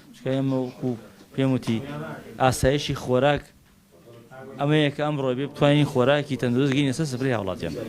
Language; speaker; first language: Central Kurdish; native; Central Kurdish